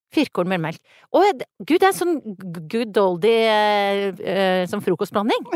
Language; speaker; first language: Norwegian; native; Norwegian